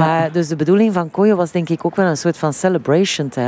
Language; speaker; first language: Dutch; native; Dutch